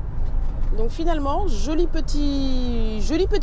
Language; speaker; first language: French; native; French